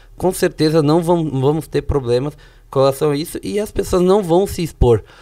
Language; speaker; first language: Portuguese; native; Portuguese